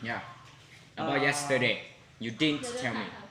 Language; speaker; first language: English; non-native, learner; Hmong